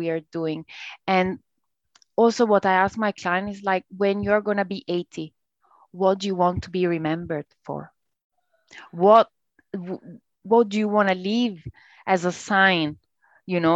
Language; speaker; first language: English; non-native, fluent; Italian